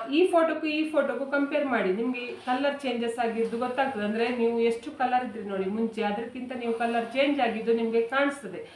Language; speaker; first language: Kannada; non-native, local second language; Konkani